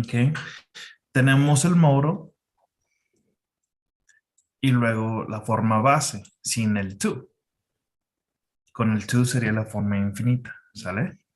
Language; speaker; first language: Spanish; non-native, fluent; English